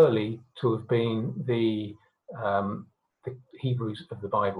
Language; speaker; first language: English; native; English